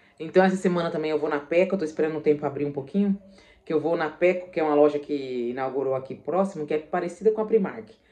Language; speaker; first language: Portuguese; native; Portuguese